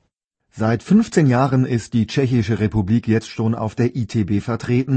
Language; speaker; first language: German; native; German